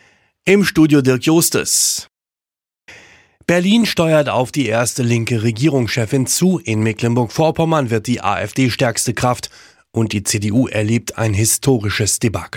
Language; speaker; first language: German; native; German